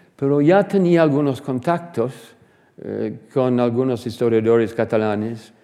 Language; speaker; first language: Spanish; non-native, fluent; English